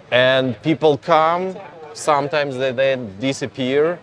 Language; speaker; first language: English; non-native, fluent; Russian